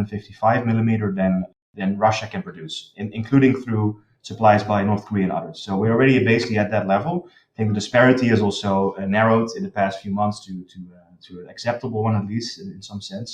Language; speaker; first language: English; non-native, fluent; Dutch